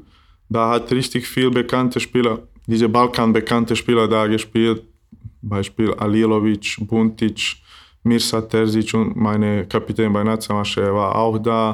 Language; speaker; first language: German; non-native, learner; Bosnian